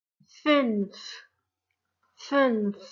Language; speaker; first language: German; non-native, fluent; Arabic